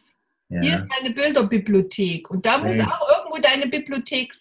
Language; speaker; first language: German; native; German